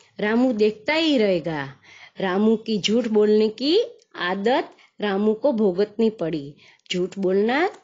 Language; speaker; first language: Hindi; non-native, local second language; Gujarati